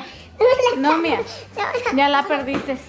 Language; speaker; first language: Spanish; native; Spanish